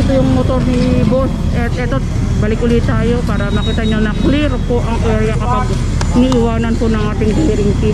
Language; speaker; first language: Filipino; native; Filipino